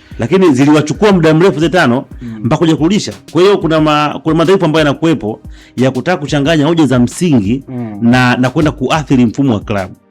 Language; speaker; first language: Swahili; native; Swahili